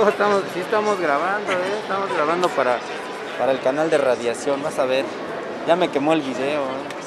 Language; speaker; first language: Spanish; native; Spanish